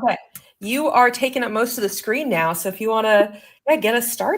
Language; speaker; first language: English; native; English